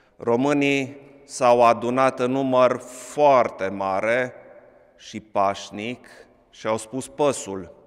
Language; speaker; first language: Romanian; non-native, local second language; German